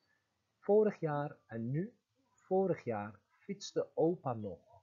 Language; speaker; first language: Dutch; non-native, fluent; Turkish